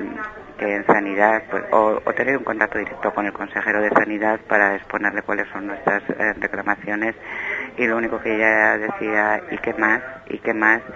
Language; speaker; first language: Spanish; native; Spanish